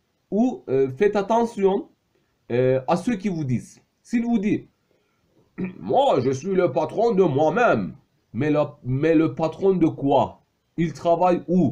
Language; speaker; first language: French; non-native, fluent; Turkish